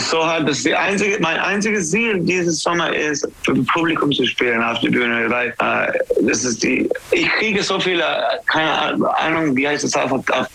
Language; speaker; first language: German; non-native, fluent; English